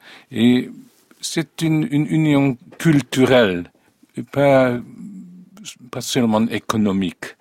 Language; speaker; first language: French; non-native, fluent; Hungarian